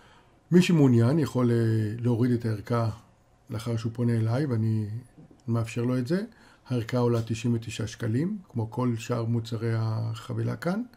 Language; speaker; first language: Hebrew; native; Hebrew